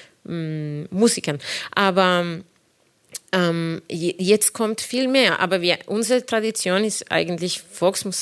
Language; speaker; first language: German; non-native, fluent; Spanish